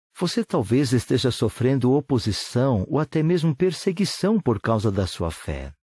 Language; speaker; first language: Portuguese; native; Portuguese